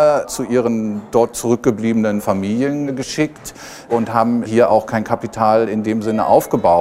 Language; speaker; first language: German; native; German